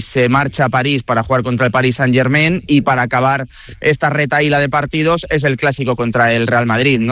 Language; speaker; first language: Spanish; native; Spanish